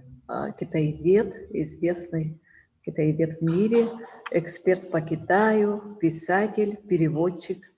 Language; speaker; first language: Russian; native; Russian